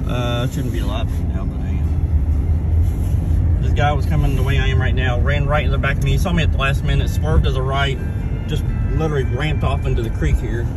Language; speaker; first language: English; native; English